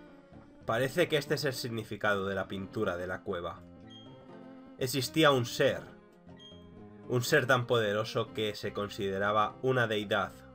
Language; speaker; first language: Spanish; native; Spanish